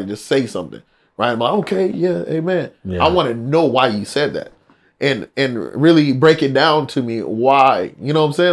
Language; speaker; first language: English; native; English